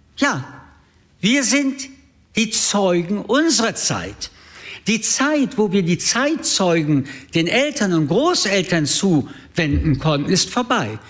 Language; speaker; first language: German; early bilingual, other home language; French